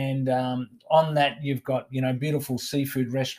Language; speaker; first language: English; native; English